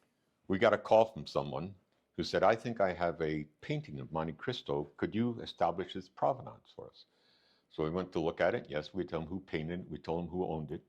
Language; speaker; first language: English; native; English